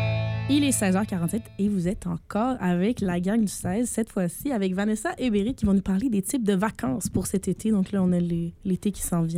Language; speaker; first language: French; native; French